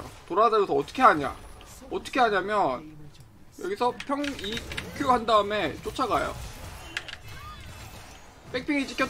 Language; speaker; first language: Korean; native; Korean